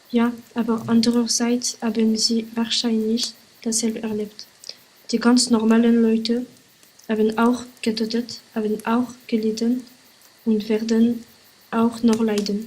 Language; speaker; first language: German; non-native, learner; French